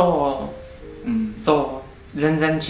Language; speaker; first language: Japanese; non-native, learner; English